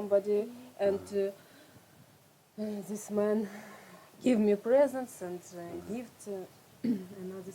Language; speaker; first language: English; non-native, learner; Russian